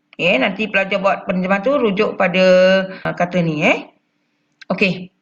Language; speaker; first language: Malay; non-native, local second language; Chinese